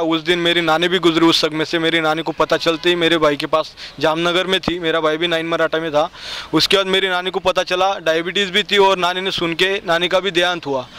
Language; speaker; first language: Hindi; non-native, local second language; Marathi